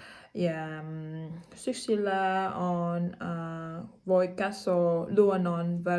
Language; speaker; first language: Finnish; non-native, learner; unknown